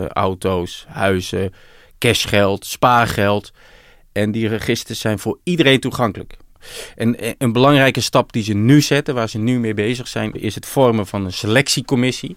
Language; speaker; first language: Dutch; native; Dutch